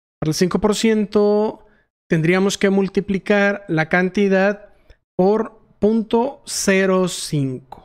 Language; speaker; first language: Spanish; native; Spanish